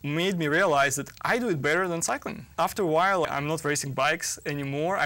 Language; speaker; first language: English; non-native, fluent; Russian